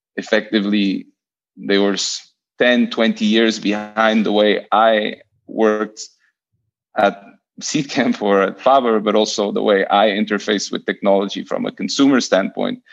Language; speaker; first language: English; non-native, fluent; Portuguese